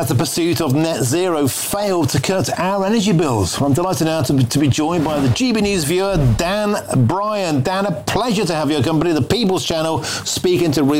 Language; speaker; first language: English; native; English